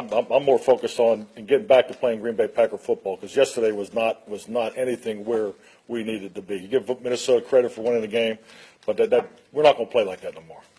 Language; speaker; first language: English; native; English